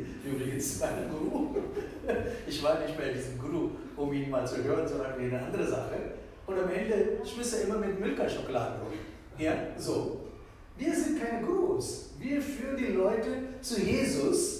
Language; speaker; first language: German; non-native, fluent; Tamil